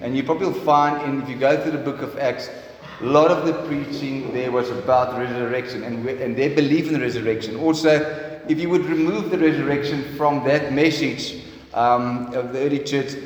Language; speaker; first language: English; non-native, local second language; Afrikaans